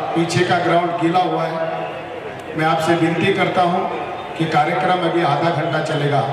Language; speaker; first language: Hindi; non-native, local second language; Kannada